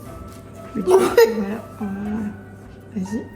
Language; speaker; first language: French; native; French